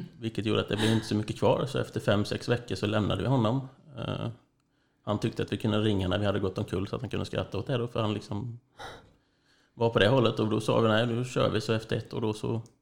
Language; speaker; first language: Swedish; native; Swedish